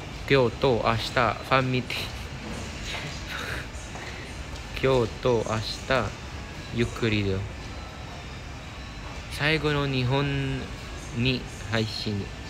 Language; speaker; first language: Japanese; non-native, learner; English